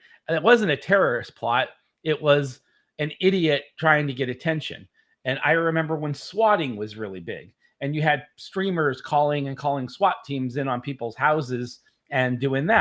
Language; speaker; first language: English; native; English